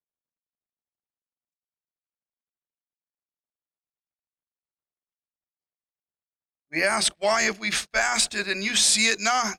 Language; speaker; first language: English; native; English